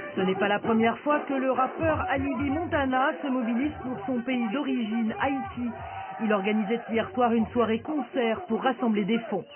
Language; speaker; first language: French; native; French